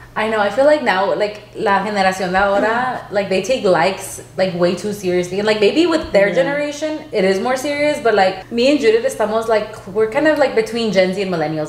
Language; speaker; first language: English; early bilingual, other home language; Spanish